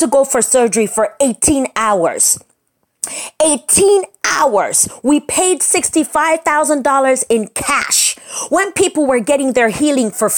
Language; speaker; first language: English; native; English